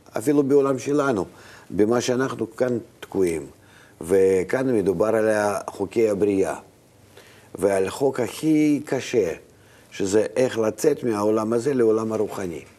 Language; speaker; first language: Hebrew; non-native, fluent; Russian